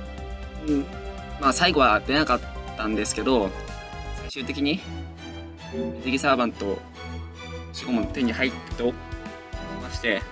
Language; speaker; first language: Japanese; native; Japanese